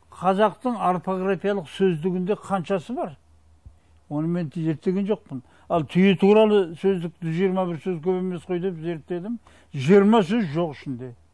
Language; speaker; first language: Kazakh; native; Kazakh